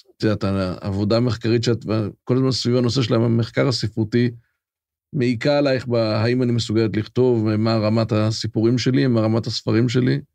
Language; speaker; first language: Hebrew; native; Hebrew